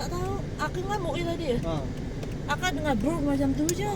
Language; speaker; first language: Malay; native; Malay